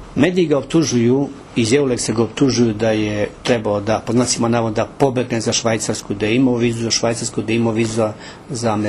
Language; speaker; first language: Serbian; native; Serbian